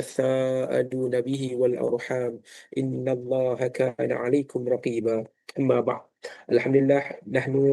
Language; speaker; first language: Arabic; non-native, fluent; Malay